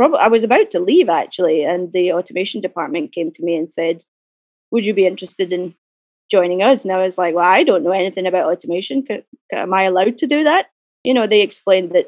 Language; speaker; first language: English; native; English